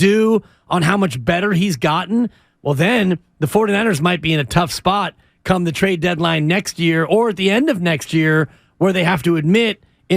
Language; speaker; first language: English; native; English